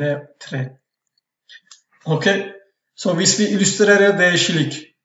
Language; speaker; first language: Norwegian; non-native, fluent; Turkish